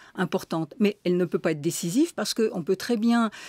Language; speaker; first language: French; native; French